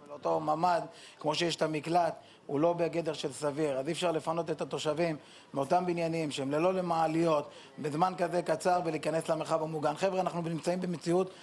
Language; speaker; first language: Hebrew; native; Hebrew